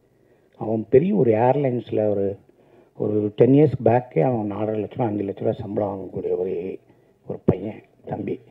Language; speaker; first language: Tamil; native; Tamil